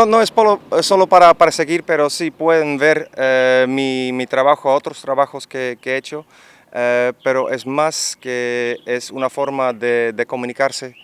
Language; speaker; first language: Spanish; non-native, fluent; Dutch